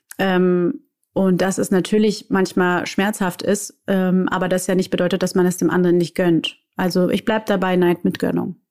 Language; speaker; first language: German; native; German